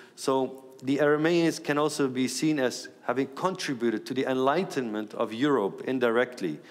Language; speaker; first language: English; non-native, fluent; Aramaic